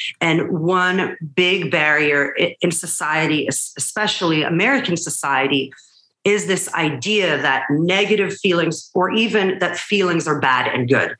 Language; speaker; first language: English; early bilingual, other home language; Hebrew